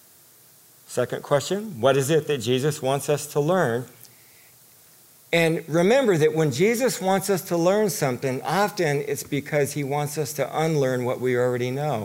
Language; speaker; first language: English; native; English